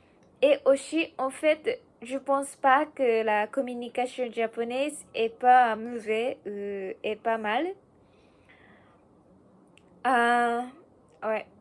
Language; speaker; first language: French; non-native, learner; Japanese